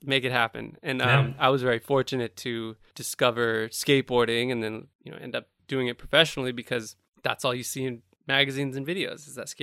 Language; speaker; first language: English; native; English